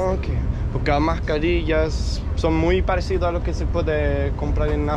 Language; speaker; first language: Portuguese; non-native, learner; Danish